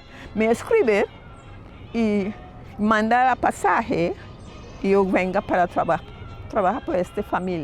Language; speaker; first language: Spanish; non-native, learner; English